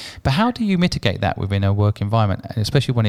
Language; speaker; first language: English; native; English